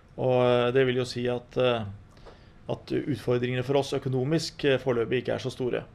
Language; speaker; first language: Norwegian; native; Norwegian